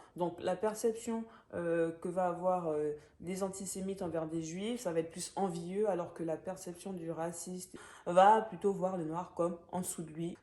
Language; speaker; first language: French; native; French